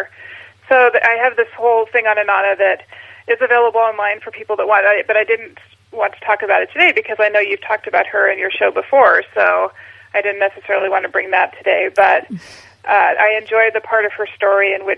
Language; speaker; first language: English; native; English